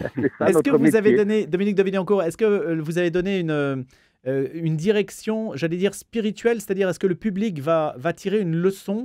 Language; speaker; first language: French; native; French